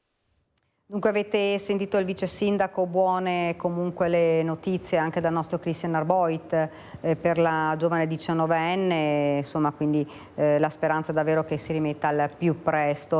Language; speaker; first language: Italian; native; Italian